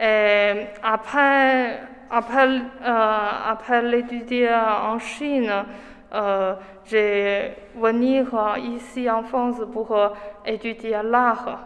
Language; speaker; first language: French; non-native, learner; Chinese